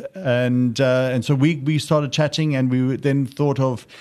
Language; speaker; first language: English; native; English